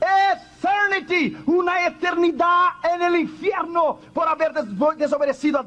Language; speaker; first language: Spanish; non-native, fluent; Portuguese